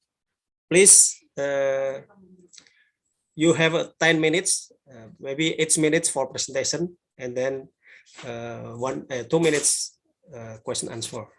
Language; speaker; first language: English; non-native, learner; Indonesian